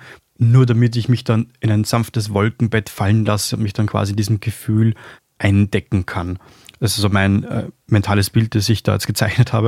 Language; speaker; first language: German; native; German